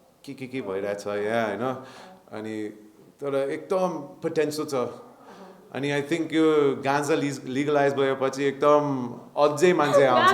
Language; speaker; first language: Nepali; non-native, learner; English